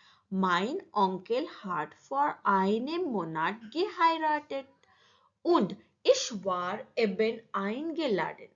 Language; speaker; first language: German; non-native, learner; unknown